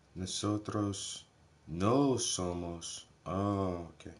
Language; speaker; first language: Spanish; non-native, learner; English